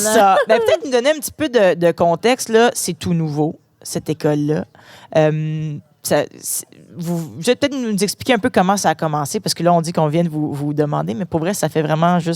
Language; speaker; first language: French; native; French